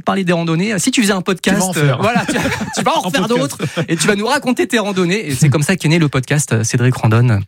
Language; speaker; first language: French; native; French